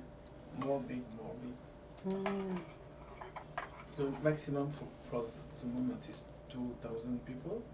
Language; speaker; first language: English; non-native, fluent; French